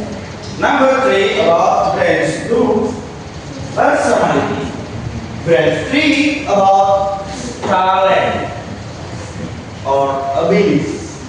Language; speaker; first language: English; non-native, learner; Indonesian